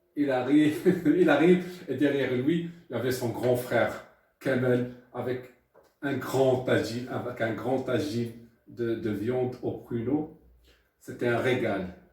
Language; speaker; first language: French; non-native, local second language; Arabic